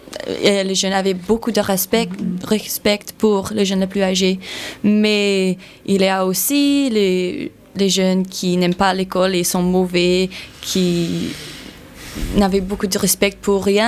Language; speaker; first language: French; non-native, learner; English